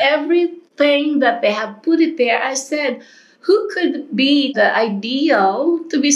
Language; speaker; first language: English; non-native, local second language; Filipino